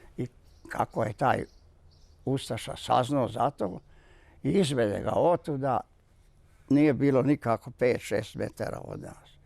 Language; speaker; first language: Bosnian; native; Bosnian